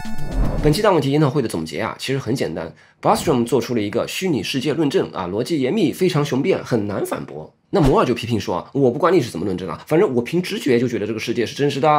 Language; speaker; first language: Chinese; native; Chinese